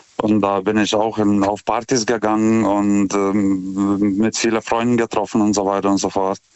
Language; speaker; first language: German; non-native, fluent; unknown